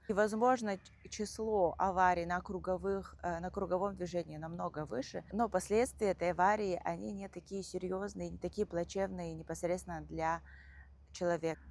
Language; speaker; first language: Russian; native; Russian